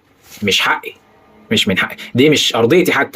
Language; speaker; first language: Arabic; native; Arabic